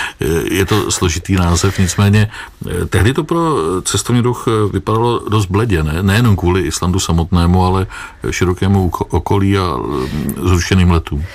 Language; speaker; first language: Czech; native; Czech